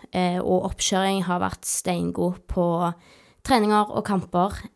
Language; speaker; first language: Norwegian; native; Norwegian